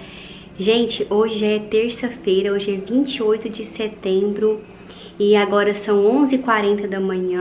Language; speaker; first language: Portuguese; native; Portuguese